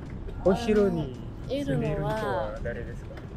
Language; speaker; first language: Japanese; non-native, learner; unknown